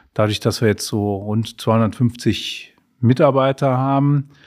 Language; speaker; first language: German; native; German